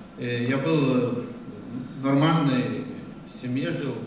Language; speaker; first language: Russian; non-native, local second language; Lithuanian